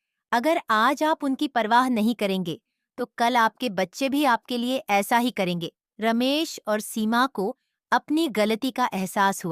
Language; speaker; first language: Hindi; native; Hindi